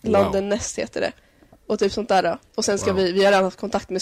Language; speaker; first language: Swedish; native; Swedish